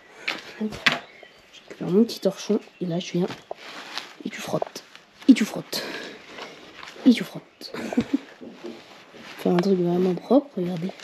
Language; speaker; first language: French; native; French